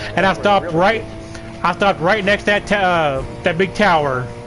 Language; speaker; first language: English; native; English